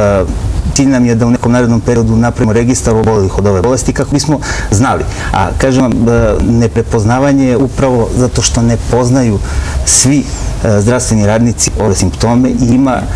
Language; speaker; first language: Serbian; native; Serbian